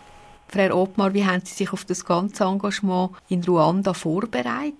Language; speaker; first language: German; native; German